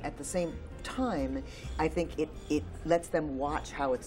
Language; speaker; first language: English; native; English